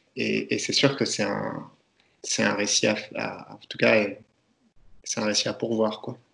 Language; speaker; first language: French; native; French